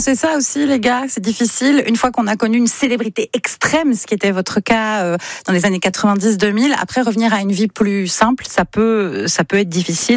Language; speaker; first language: French; native; French